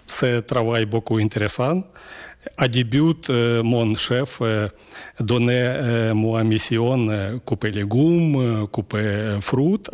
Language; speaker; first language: French; non-native, learner; Ukrainian